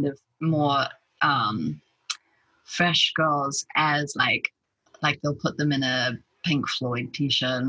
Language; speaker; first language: English; native; English